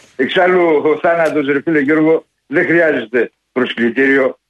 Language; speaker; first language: Greek; native; Greek